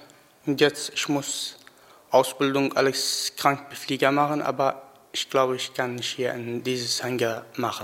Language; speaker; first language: German; non-native, learner; Arabic